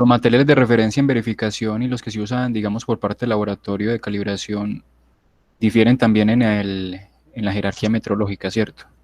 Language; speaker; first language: Spanish; native; Spanish